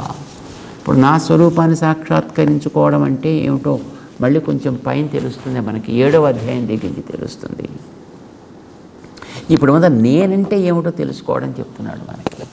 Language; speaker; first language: Telugu; native; Telugu